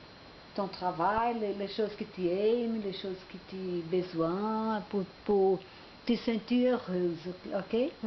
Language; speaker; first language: French; non-native, learner; Portuguese